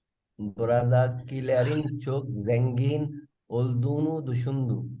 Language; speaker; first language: Turkish; non-native, learner; Urdu